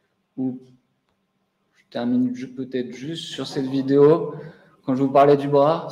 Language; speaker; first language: French; native; French